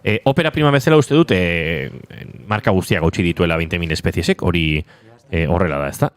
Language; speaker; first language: Basque; native; Basque